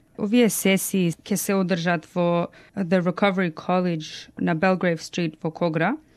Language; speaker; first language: Macedonian; early bilingual, heritage; Macedonian